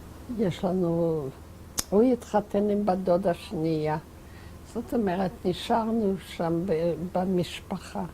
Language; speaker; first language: Hebrew; non-native, fluent; Yiddish